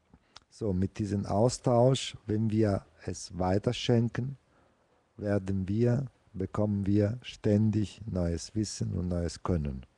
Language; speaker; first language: German; non-native, fluent; Italian